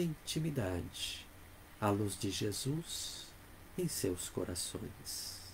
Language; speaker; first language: Portuguese; native; Portuguese